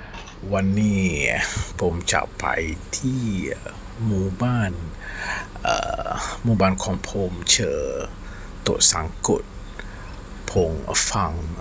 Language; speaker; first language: Thai; non-native, local second language; Malay